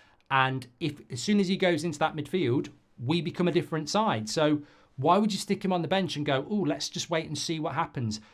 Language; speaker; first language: English; native; English